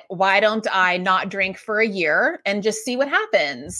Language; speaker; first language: English; native; English